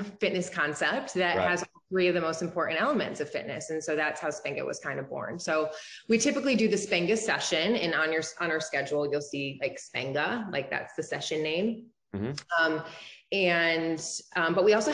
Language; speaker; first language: English; native; English